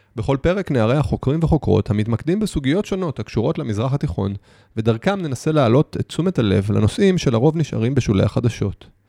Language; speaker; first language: Hebrew; native; Hebrew